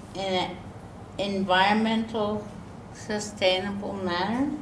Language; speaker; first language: English; native; English